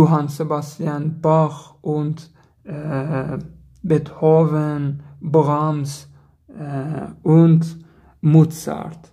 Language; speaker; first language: German; non-native, learner; Persian